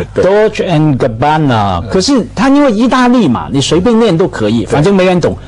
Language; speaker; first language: Chinese; non-native, local second language; Cantonese